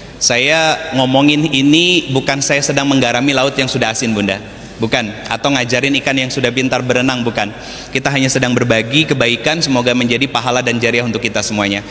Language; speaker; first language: Indonesian; native; Indonesian